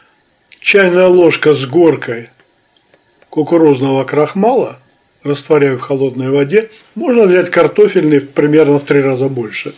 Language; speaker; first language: Russian; native; Russian